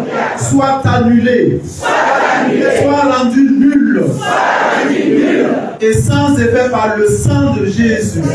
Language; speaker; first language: French; non-native, local second language; Mossi